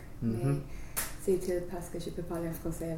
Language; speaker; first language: French; non-native, learner; English